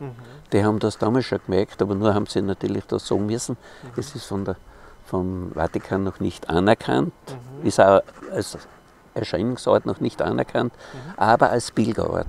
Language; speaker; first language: German; native; German